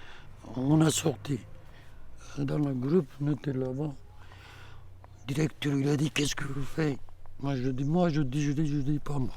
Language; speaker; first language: French; non-native, learner; Kurdish